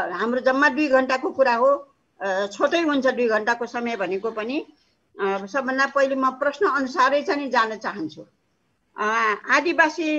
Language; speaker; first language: Nepali; non-native, local second language; Newari